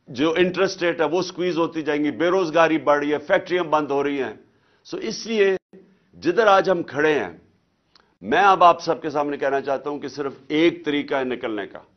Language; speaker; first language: Urdu; native; Urdu